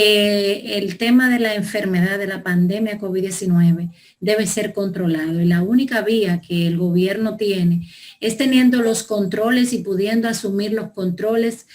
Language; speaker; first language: Spanish; native; Spanish